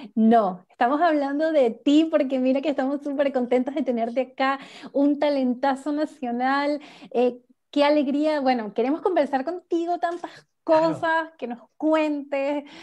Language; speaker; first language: Spanish; native; Spanish